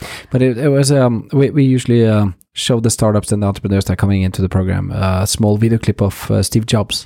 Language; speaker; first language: English; non-native, fluent; Norwegian